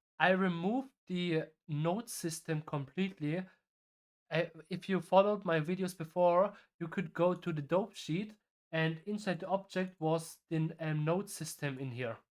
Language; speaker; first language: English; non-native, fluent; German